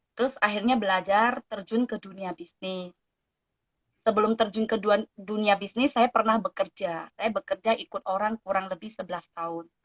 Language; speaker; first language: Indonesian; non-native, local second language; Min Nan Chinese